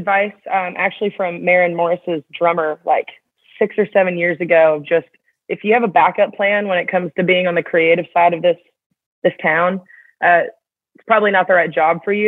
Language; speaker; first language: English; native; English